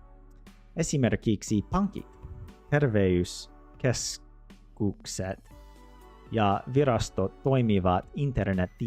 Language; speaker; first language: Finnish; non-native, learner; English